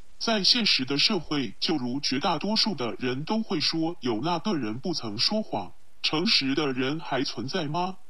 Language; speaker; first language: Chinese; non-native, local second language; Cantonese